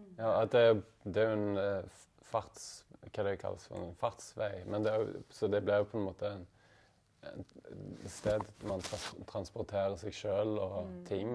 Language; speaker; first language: Norwegian; native; Norwegian